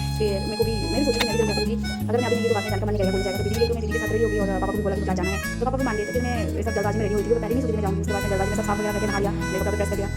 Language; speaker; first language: Hindi; non-native, local second language; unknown